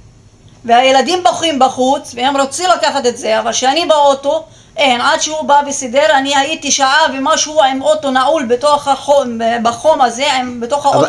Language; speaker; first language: Hebrew; non-native, local second language; Arabic